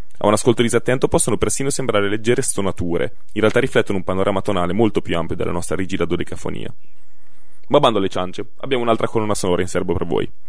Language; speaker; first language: Italian; native; Italian